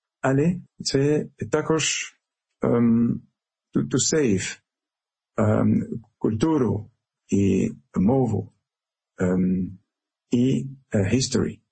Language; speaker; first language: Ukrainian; non-native, learner; French